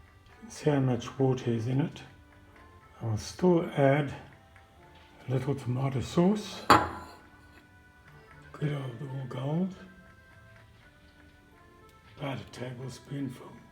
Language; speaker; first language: English; native; English